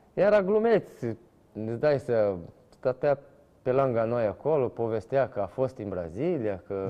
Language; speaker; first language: Romanian; non-native, fluent; Portuguese